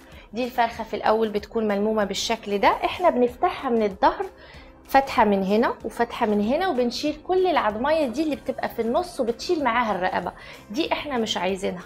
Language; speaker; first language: Arabic; native; Arabic